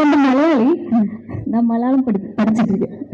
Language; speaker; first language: Tamil; non-native, learner; Malayalam